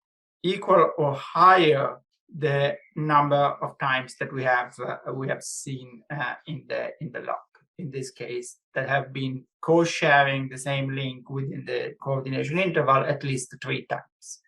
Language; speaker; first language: English; non-native, fluent; Italian